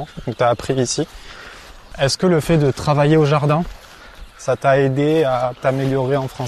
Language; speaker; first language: French; native; French